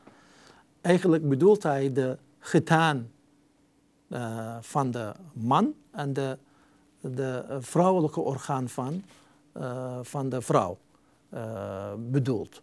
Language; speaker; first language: Dutch; non-native, fluent; Turkish